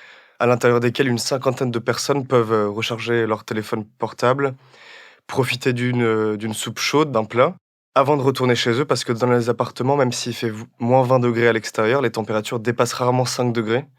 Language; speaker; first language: French; native; French